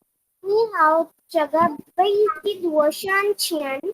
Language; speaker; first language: Chinese; non-native, learner; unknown